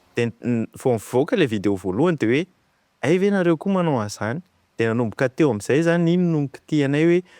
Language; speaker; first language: Malagasy; native; Malagasy